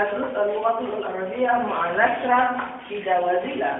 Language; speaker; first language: Arabic; non-native, learner; Malay